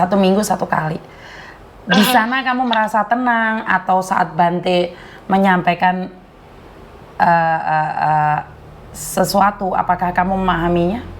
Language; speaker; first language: Indonesian; non-native, local second language; Javanese